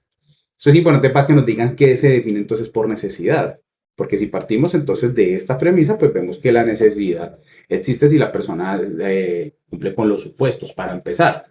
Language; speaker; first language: Spanish; native; Spanish